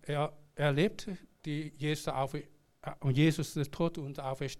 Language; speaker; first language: German; non-native, learner; Korean